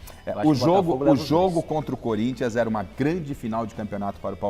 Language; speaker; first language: Portuguese; native; Portuguese